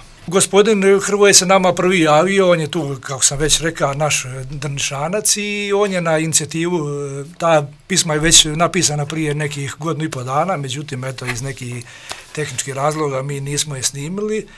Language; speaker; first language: Serbian; native; Serbian